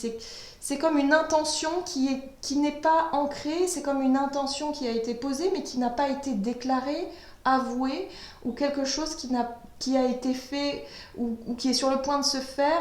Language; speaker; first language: French; native; French